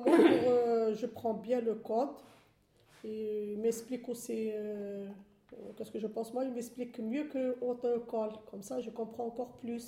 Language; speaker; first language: French; non-native, learner; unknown